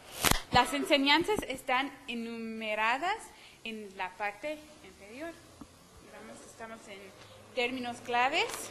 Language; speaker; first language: Spanish; non-native, fluent; English